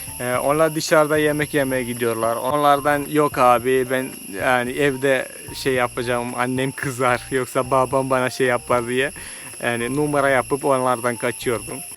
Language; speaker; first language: Turkish; non-native, fluent; Malayalam